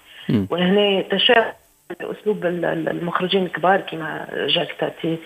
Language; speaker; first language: Arabic; native; Arabic